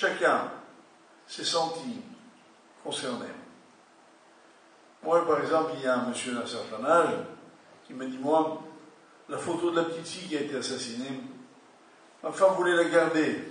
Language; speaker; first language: French; native; French